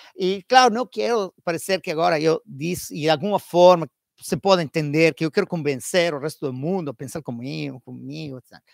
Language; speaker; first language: Portuguese; non-native, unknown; Italian